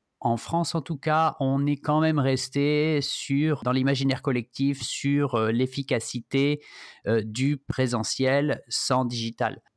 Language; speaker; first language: French; native; French